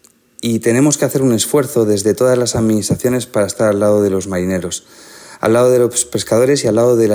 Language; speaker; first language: Spanish; native; Spanish